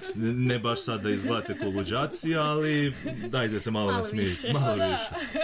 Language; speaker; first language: Croatian; native; Croatian